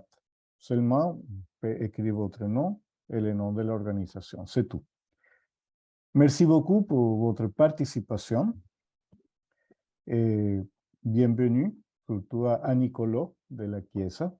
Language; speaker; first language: French; non-native, fluent; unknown